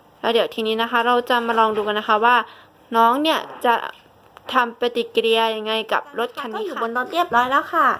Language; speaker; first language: Thai; native; Thai